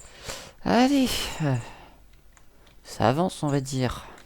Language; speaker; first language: French; native; French